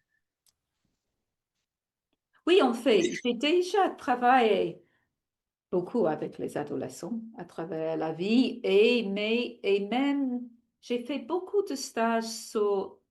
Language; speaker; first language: French; non-native, fluent; English